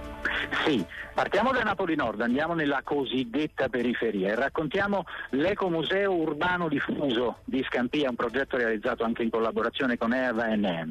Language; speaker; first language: Italian; native; Italian